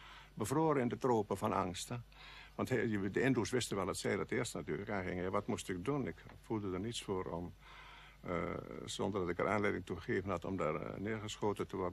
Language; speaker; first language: Dutch; native; Dutch